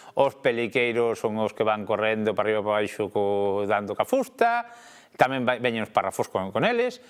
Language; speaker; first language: Galician; non-native, local second language; Spanish